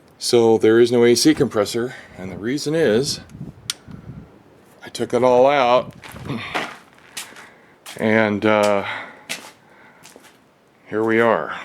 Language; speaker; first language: English; native; English